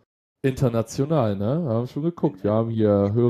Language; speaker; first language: German; native; German